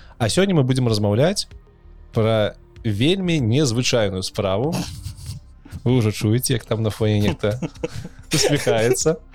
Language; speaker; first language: Belarusian; native; Belarusian